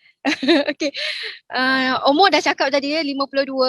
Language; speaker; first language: Malay; native; Malay